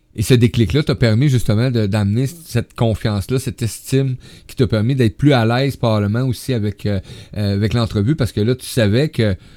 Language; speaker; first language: French; native; French